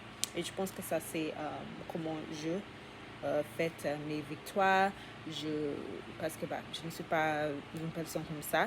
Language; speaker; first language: French; non-native, learner; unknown